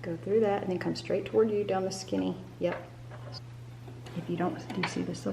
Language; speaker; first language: English; native; English